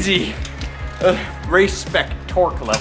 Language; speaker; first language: English; native; English